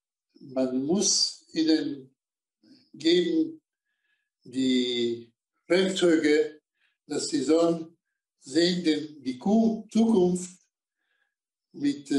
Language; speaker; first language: German; non-native, fluent; Slovak